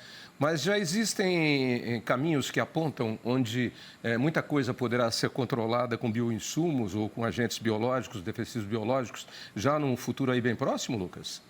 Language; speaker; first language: Portuguese; native; Portuguese